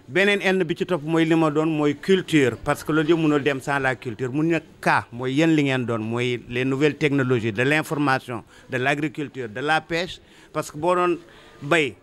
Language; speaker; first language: Wolof; non-native, local second language; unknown